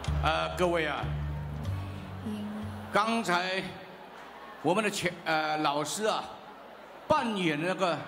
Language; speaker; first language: Chinese; early bilingual, heritage; Chinese